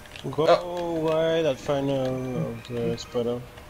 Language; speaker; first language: English; non-native, learner; Spanish